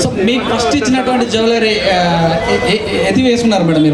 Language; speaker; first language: Telugu; native; Telugu